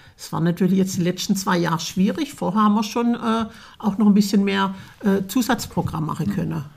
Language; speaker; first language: German; native; German